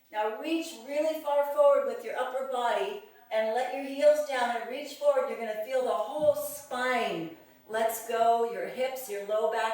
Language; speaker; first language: English; native; English